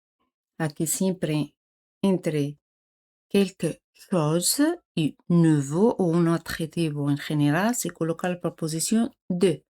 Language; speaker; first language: Spanish; non-native, fluent; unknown